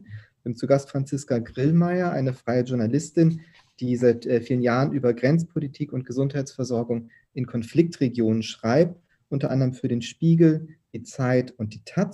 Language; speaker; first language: German; native; German